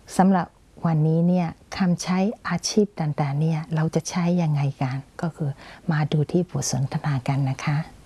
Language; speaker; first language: Thai; non-native, fluent; Burmese